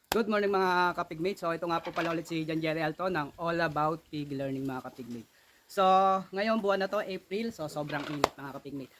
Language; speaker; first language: Filipino; non-native, local second language; Cebuano